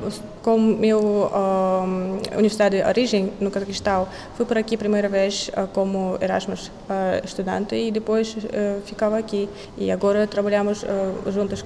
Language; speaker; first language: Portuguese; non-native, learner; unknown